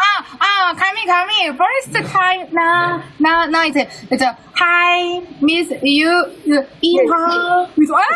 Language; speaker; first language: Korean; non-native, learner; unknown